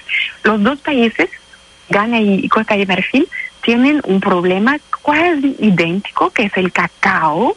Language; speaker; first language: Spanish; non-native, fluent; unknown